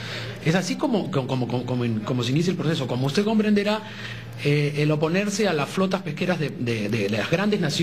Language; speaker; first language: Spanish; native; Spanish